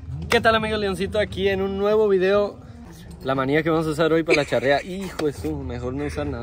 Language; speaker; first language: Spanish; early bilingual, heritage; Spanish